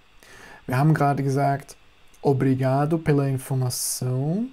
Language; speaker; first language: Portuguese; non-native, fluent; German